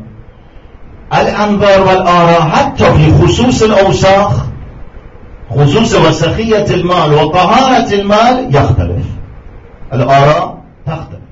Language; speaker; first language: Arabic; non-native, fluent; Persian